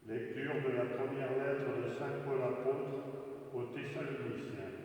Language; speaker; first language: French; native; French